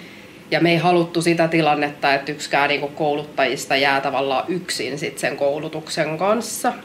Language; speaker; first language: Finnish; native; Finnish